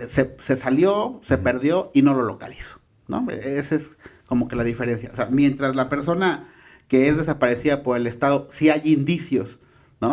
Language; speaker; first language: Spanish; native; Spanish